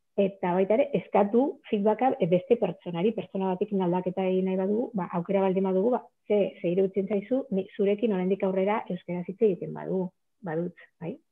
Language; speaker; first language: Basque; non-native, local second language; Spanish